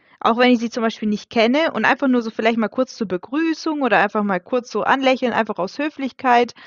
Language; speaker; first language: German; early bilingual, other home language; Russian